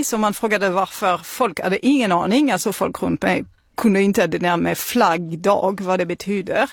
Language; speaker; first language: Swedish; non-native, fluent; French